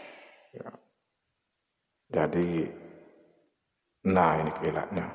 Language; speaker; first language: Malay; non-native, local second language; Achinese